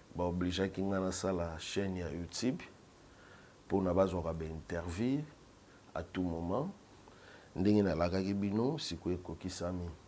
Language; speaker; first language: Lingala; native; Lingala